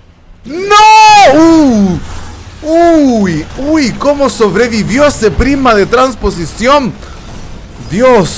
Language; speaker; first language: Spanish; native; Spanish